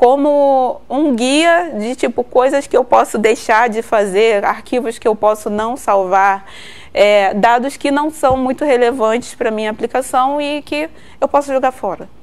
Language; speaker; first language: Portuguese; native; Portuguese